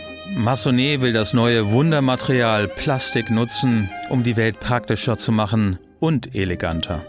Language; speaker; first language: German; native; German